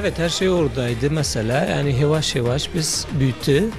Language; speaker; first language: Turkish; non-native, learner; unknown